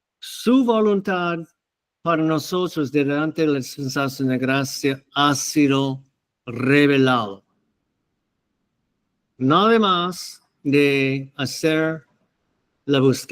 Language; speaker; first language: Spanish; non-native, fluent; English